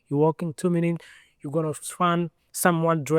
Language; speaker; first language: English; non-native, learner; Lingala